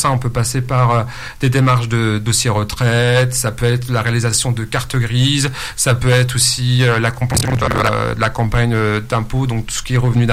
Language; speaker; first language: French; native; French